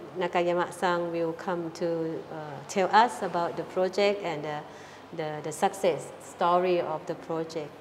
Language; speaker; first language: English; non-native, fluent; Thai